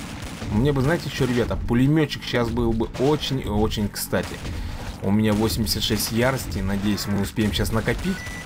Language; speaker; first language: Russian; native; Russian